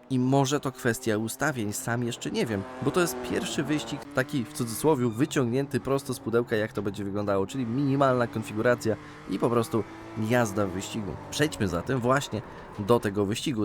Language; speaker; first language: Polish; native; Polish